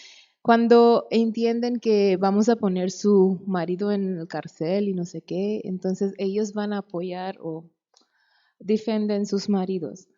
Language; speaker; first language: Spanish; non-native, fluent; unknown